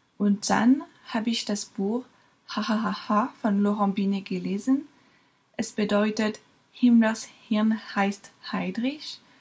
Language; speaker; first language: German; non-native, fluent; French